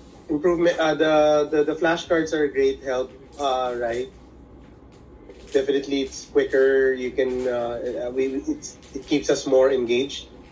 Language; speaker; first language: English; non-native, local second language; Filipino